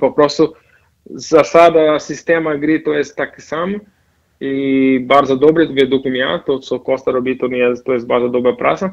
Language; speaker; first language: Polish; non-native, fluent; Portuguese